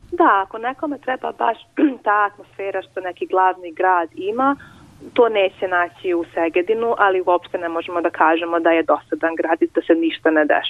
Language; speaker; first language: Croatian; non-native, local second language; Hungarian